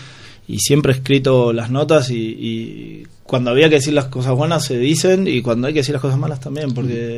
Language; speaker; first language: Spanish; native; Spanish